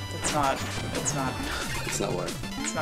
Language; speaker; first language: English; native; English